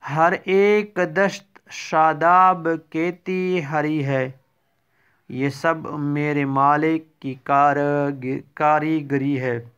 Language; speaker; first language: Urdu; non-native, local second language; Pashto